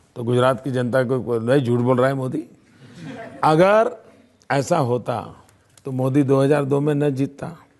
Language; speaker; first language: Hindi; non-native, local second language; Gujarati